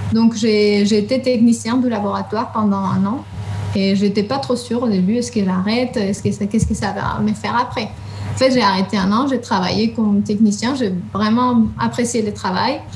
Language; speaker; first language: French; non-native, fluent; Spanish